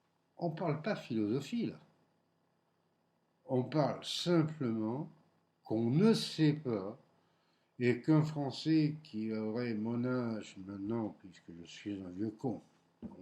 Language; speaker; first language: French; native; French